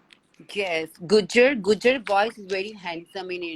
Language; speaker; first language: English; non-native, learner; Hindi